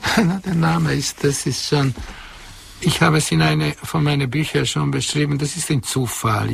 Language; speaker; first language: German; non-native, fluent; Hungarian